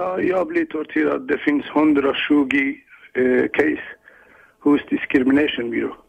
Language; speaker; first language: Swedish; non-native, learner; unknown